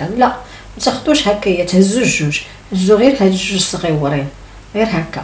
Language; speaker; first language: Arabic; native; Arabic